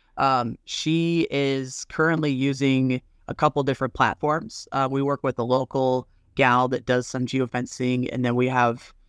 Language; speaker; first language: English; native; English